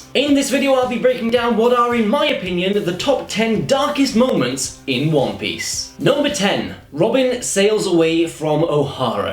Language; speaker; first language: English; native; English